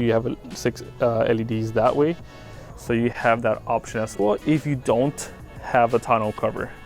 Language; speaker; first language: English; native; English